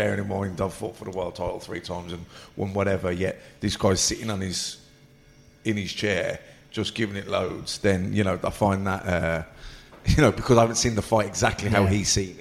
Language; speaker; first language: English; native; English